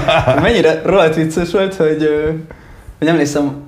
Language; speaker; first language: Hungarian; early bilingual, other home language; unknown